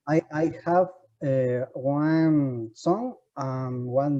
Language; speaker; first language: English; non-native, learner; Spanish